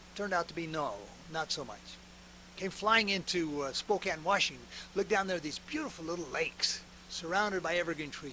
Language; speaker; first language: English; native; English